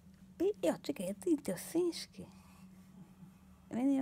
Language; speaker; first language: Swedish; non-native, learner; Portuguese